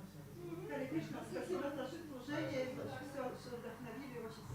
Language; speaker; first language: Russian; non-native, local second language; Lithuanian